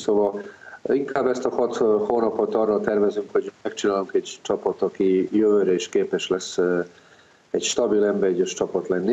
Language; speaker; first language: Hungarian; non-native, fluent; Serbian